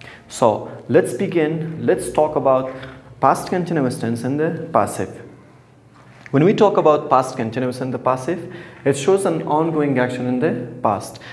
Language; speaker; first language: English; non-native, fluent; Persian